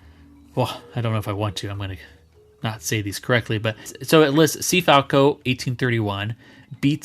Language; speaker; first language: English; native; English